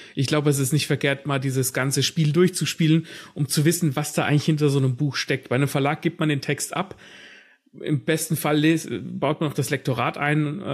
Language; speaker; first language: German; native; German